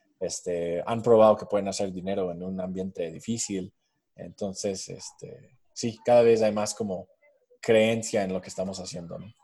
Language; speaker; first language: Spanish; non-native, fluent; English